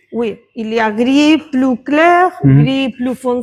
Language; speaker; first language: French; non-native, learner; Spanish